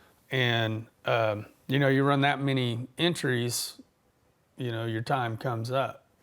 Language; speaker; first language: English; native; English